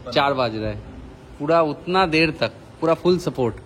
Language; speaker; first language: Hindi; non-native, local second language; Bangla